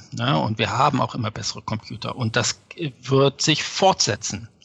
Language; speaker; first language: German; native; German